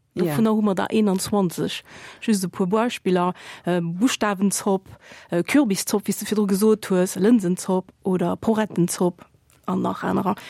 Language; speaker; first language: Luxembourgish; early bilingual, other home language; Portuguese